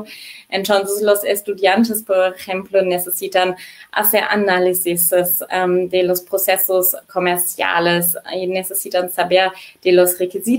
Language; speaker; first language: Spanish; non-native, fluent; German